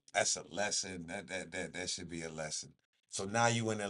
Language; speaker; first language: English; native; English